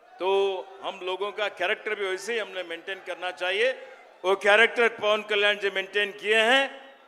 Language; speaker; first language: Hindi; non-native, local second language; Kannada